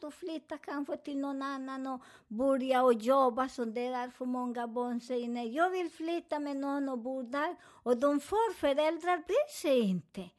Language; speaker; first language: Swedish; non-native, learner; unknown